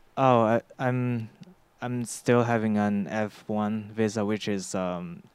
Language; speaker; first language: English; non-native, fluent; Chinese